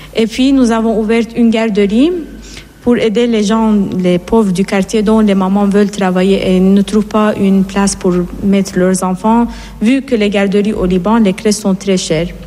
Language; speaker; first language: French; non-native, fluent; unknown